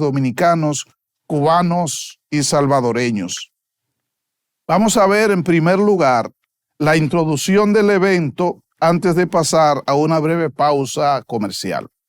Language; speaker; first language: Spanish; native; Spanish